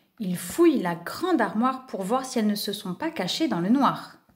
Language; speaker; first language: French; native; French